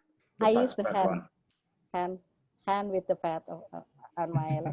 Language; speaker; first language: English; non-native, fluent; Indonesian